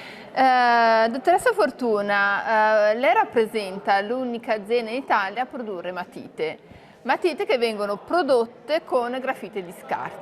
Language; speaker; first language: Italian; native; Italian